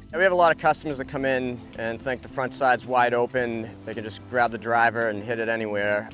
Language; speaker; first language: English; native; English